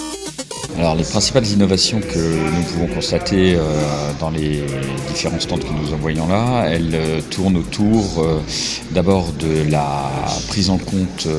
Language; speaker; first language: French; native; French